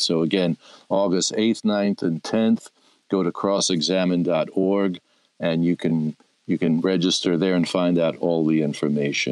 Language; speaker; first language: English; native; English